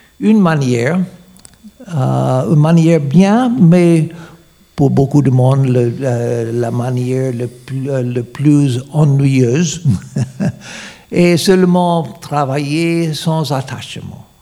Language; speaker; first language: French; non-native, fluent; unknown